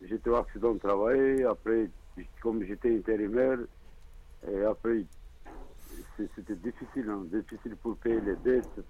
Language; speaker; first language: French; non-native, learner; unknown